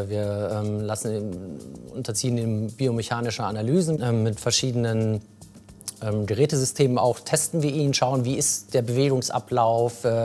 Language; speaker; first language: German; native; German